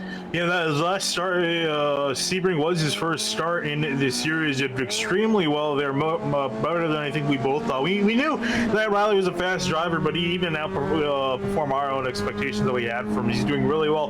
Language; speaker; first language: English; native; English